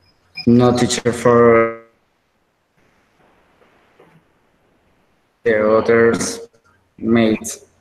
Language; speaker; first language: English; non-native, learner; Spanish